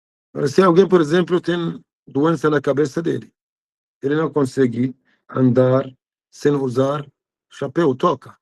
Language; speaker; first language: Portuguese; non-native, fluent; Arabic